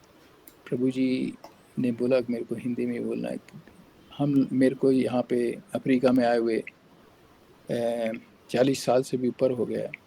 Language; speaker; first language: Hindi; native; Hindi